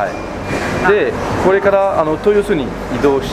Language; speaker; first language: Japanese; non-native, learner; French